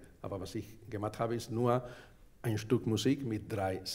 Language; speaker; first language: German; non-native, fluent; Spanish